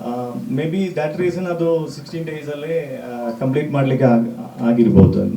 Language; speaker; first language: Kannada; non-native, local second language; Malayalam